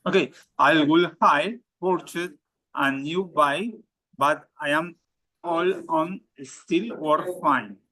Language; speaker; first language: English; non-native, learner; Spanish